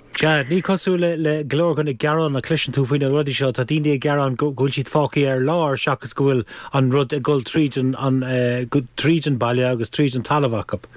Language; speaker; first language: Irish; native; Irish